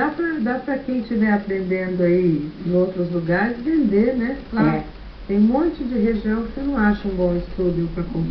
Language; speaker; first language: Portuguese; native; Portuguese